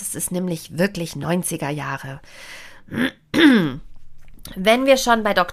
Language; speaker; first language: German; native; German